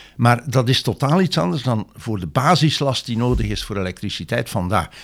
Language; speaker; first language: Dutch; native; Dutch